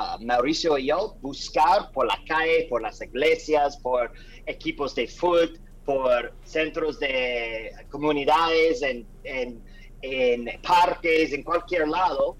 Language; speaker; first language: Spanish; non-native, learner; English